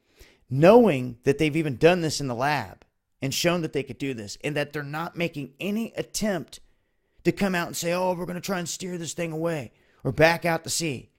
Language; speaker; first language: English; native; English